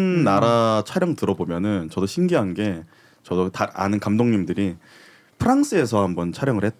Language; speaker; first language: Korean; native; Korean